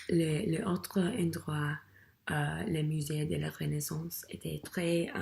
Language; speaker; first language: French; non-native, learner; English